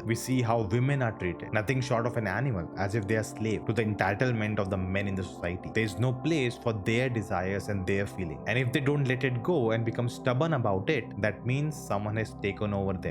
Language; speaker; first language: English; non-native, local second language; Hindi